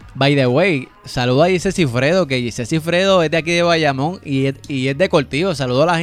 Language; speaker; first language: Spanish; native; Spanish